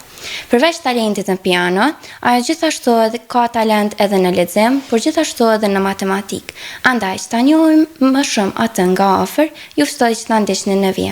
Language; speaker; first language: Albanian; native; Albanian